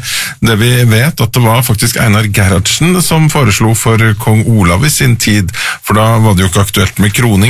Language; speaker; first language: Norwegian; native; Norwegian